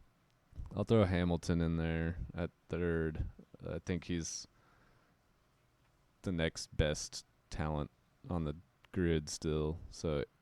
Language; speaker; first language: English; native; English